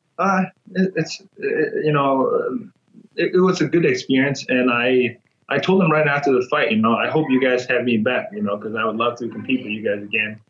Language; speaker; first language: English; non-native, fluent; Burmese